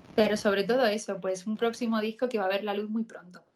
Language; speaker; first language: Spanish; native; Spanish